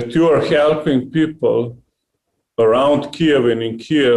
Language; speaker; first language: English; non-native, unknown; Slovenian